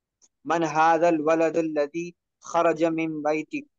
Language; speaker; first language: Arabic; non-native, learner; Urdu